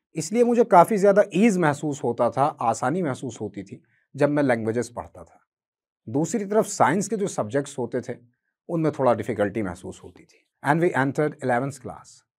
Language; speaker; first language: Hindi; native; Hindi